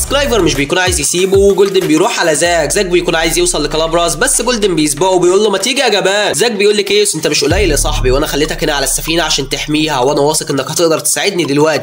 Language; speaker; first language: Arabic; native; Arabic